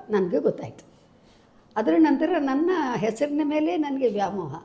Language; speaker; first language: Kannada; non-native, local second language; Tulu